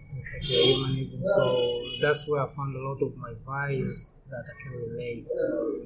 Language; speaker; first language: English; non-native, local second language; Swahili